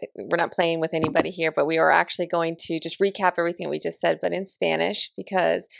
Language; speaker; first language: English; early bilingual, other home language; Spanish